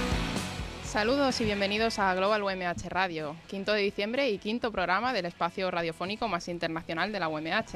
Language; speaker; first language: Spanish; native; Spanish